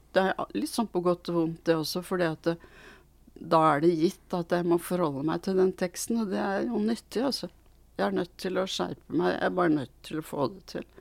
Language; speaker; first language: Norwegian; early bilingual, other home language; Swedish